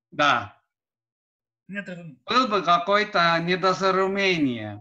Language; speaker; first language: Russian; non-native, learner; Estonian